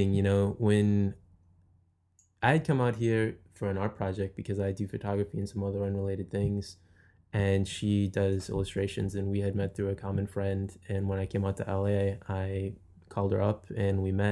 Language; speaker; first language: English; native; English